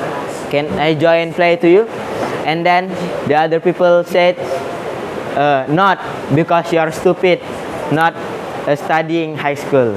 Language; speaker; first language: English; non-native, learner; Indonesian